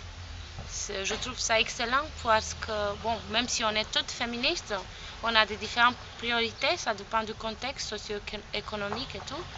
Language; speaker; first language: French; non-native, fluent; Romanian